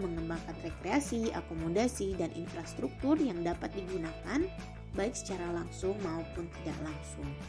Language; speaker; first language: Indonesian; native; Indonesian